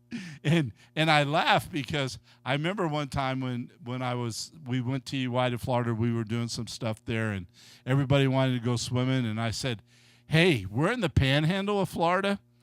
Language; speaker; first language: English; native; English